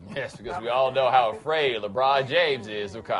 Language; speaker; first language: English; native; English